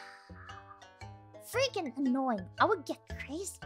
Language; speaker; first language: English; non-native, fluent; Italian